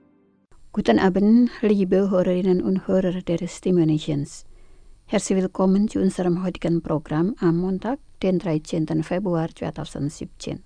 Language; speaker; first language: German; non-native, fluent; Indonesian